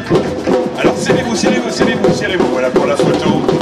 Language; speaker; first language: French; native; French